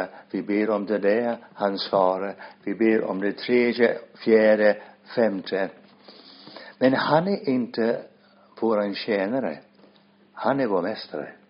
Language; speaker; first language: Swedish; non-native, fluent; English